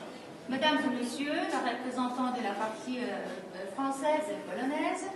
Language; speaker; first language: French; non-native, fluent; Polish